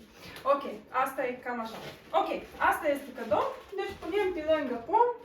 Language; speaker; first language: Romanian; non-native, local second language; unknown